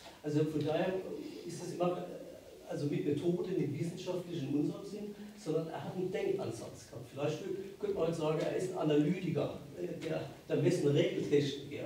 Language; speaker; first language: German; native; German